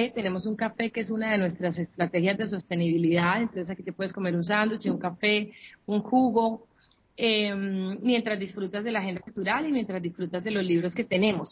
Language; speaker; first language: Spanish; native; Spanish